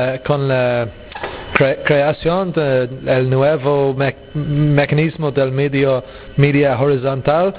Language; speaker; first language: Spanish; non-native, learner; English